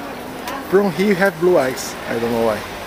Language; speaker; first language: English; non-native, learner; Portuguese